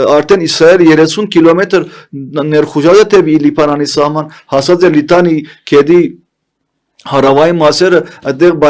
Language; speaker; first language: Armenian; early bilingual, heritage; Armenian